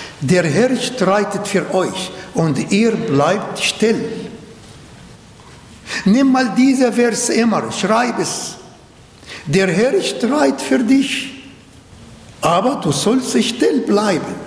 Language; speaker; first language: German; non-native, learner; Arabic